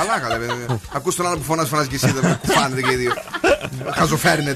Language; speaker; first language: Greek; native; Greek